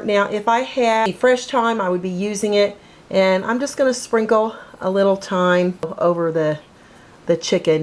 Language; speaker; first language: English; native; English